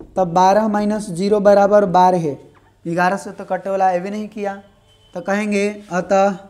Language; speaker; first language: Hindi; native; Hindi